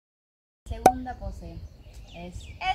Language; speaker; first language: Spanish; native; Spanish